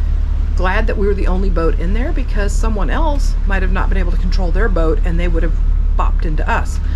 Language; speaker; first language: English; native; English